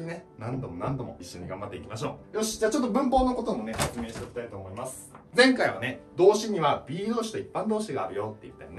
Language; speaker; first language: Japanese; native; Japanese